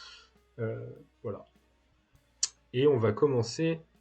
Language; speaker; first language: French; native; French